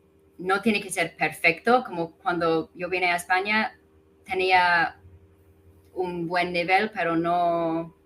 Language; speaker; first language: Spanish; non-native, fluent; English